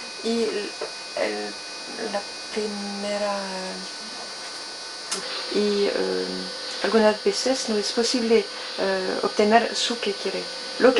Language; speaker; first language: Spanish; non-native, fluent; French